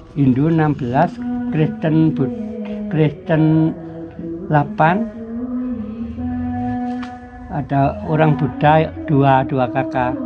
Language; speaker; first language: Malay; non-native, local second language; Javanese